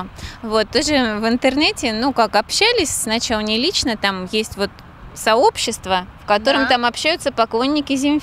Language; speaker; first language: Russian; native; Russian